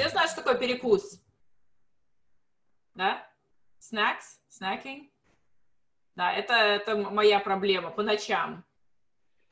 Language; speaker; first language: Russian; native; Russian